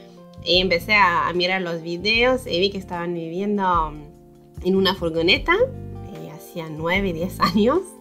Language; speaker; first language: Spanish; non-native, fluent; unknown